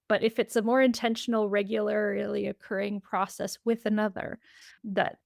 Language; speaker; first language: English; native; English